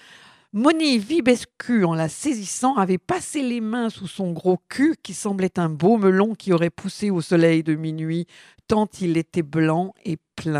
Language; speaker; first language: French; native; French